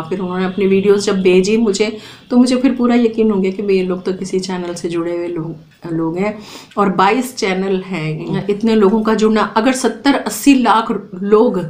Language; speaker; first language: Hindi; native; Hindi